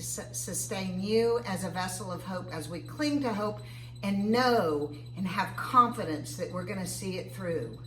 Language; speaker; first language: English; native; English